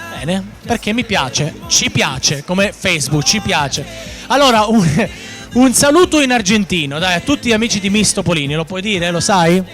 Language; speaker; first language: Italian; native; Italian